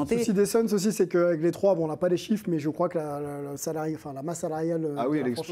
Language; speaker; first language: French; native; French